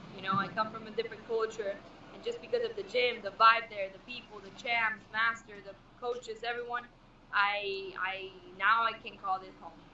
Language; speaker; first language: English; non-native, fluent; Spanish